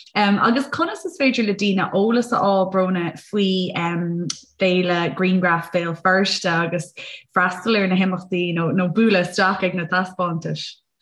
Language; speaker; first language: Irish; non-native, local second language; English